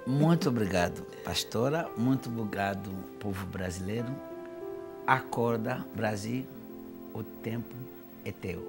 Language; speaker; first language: Portuguese; non-native, fluent; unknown